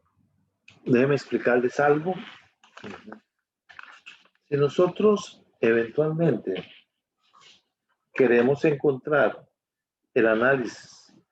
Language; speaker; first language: Spanish; native; Spanish